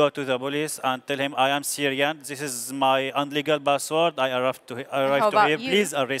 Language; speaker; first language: English; non-native, learner; Arabic